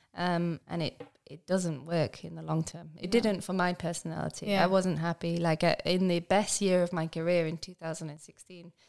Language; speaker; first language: English; native; English